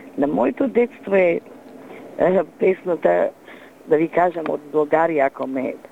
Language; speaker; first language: Macedonian; non-native, local second language; Romany